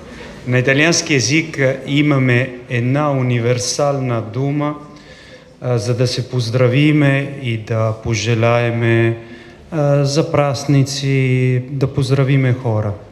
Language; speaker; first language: Bulgarian; non-native, fluent; Italian